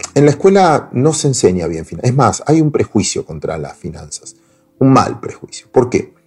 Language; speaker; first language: Spanish; native; Spanish